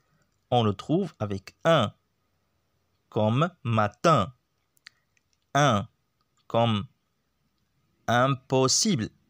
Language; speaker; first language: French; non-native, local second language; Arabic